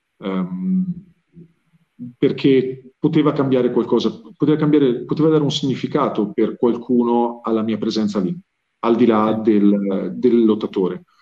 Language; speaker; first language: Italian; native; Italian